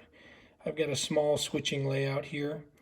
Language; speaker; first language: English; native; English